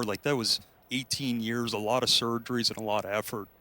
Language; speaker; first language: English; native; English